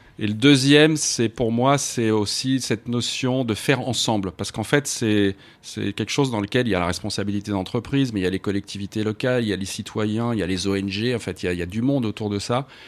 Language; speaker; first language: French; native; French